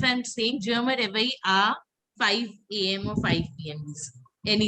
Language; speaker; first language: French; non-native, fluent; Hindi